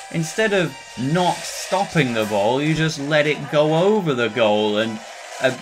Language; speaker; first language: English; native; English